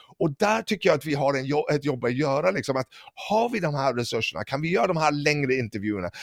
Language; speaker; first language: Swedish; non-native, fluent; English